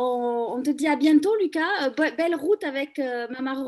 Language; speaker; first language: French; native; French